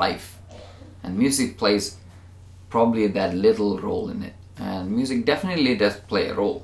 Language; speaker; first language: English; non-native, local second language; Malayalam